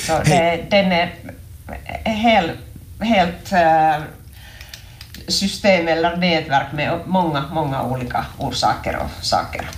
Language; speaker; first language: Swedish; non-native, local second language; Finnish